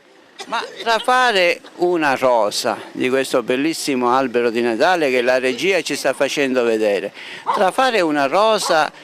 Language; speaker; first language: Italian; native; Italian